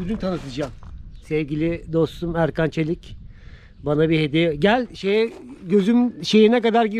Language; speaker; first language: Turkish; native; Turkish